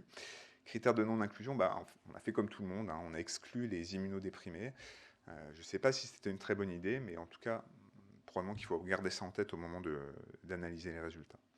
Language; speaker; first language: French; native; French